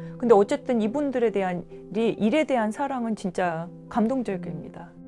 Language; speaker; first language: Korean; native; Korean